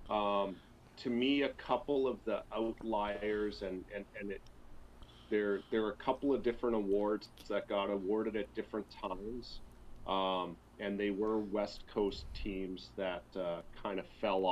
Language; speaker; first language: English; native; English